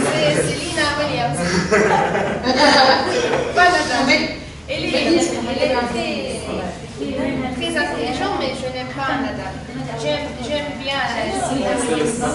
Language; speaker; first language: French; non-native, learner; Arabic